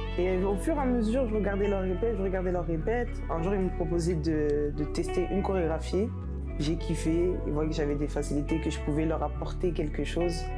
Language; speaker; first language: French; native; French